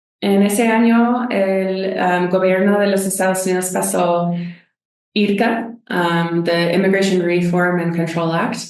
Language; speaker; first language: Spanish; non-native, fluent; English